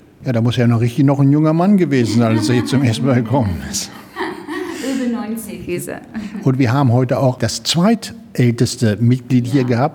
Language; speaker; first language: German; native; German